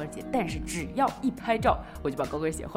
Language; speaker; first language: Chinese; native; Chinese